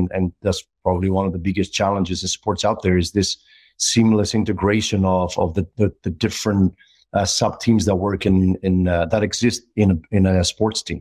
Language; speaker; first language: English; non-native, fluent; Greek